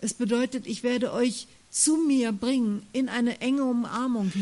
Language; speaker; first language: German; native; German